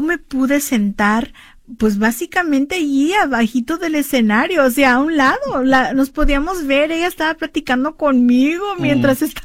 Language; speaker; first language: Spanish; early bilingual, heritage; Spanish